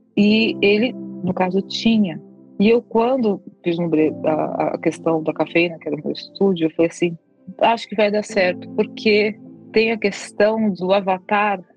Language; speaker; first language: Portuguese; native; Portuguese